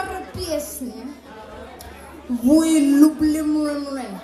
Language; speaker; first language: Russian; non-native, learner; English